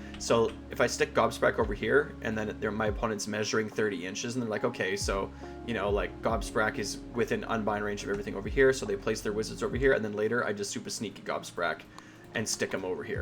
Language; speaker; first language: English; native; English